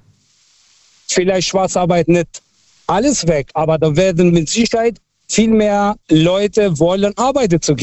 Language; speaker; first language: German; non-native, fluent; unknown